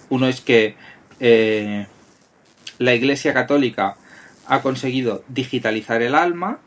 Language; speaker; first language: Spanish; native; Spanish